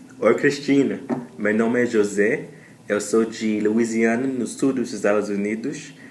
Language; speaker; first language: Portuguese; non-native, learner; English